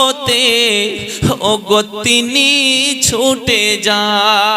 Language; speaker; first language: Bangla; native; Bangla